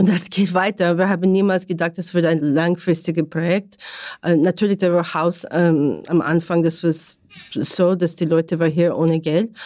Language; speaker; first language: German; non-native, learner; Ukrainian